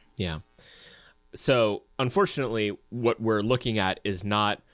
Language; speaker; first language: English; native; English